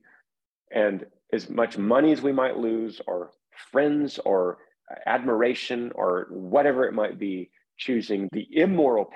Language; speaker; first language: English; native; English